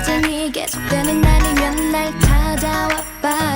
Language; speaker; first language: Korean; non-native, fluent; Chinese